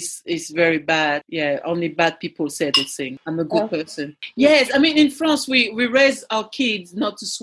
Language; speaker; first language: English; non-native, fluent; French